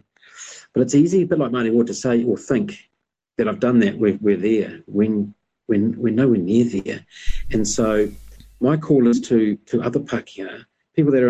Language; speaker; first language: English; native; English